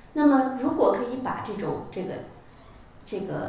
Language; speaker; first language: Chinese; native; Chinese